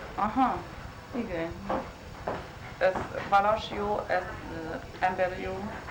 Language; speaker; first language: Hungarian; non-native, learner; Chinese